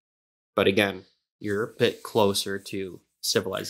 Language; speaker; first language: English; native; English